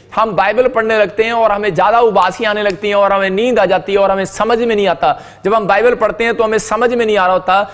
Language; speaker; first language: Hindi; non-native, local second language; Punjabi